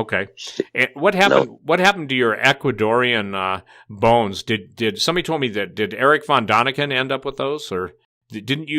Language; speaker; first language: English; native; English